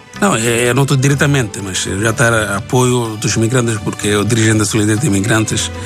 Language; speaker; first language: Portuguese; non-native, learner; Bangla